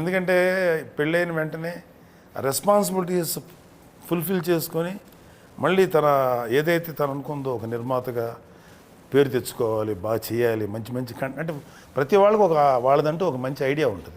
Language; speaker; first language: Telugu; native; Telugu